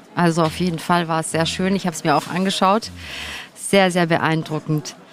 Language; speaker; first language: German; non-native, fluent; Portuguese